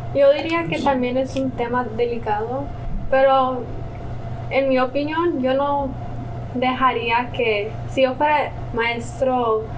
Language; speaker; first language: Spanish; early bilingual, other home language; English